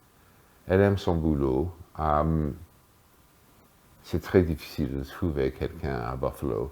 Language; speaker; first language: French; non-native, fluent; English